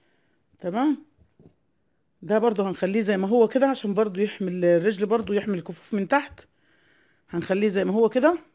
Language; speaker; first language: Arabic; native; Arabic